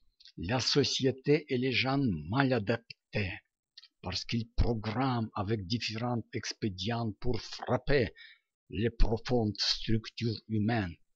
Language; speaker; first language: French; non-native, learner; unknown